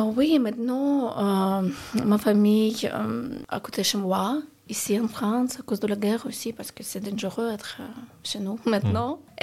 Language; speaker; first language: French; non-native, learner; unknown